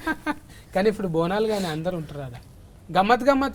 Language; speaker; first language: Telugu; native; Telugu